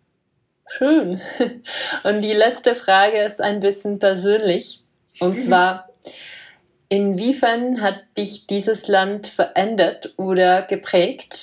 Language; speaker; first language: German; non-native, fluent; Czech